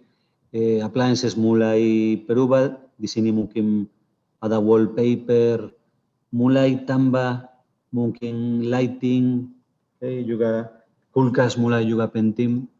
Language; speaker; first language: Indonesian; non-native, fluent; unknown